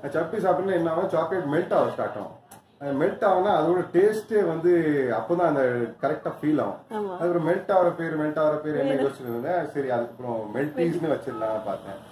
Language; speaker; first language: Tamil; non-native, local second language; Kashmiri